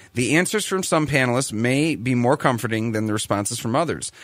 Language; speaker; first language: English; native; English